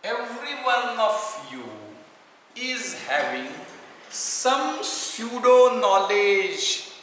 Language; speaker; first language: English; non-native, local second language; Marathi